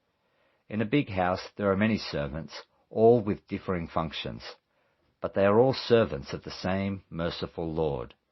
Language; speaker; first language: English; native; English